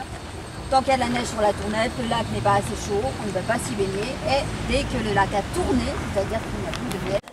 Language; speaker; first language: French; native; French